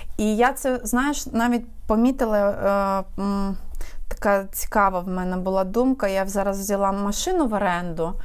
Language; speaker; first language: Ukrainian; non-native, local second language; Russian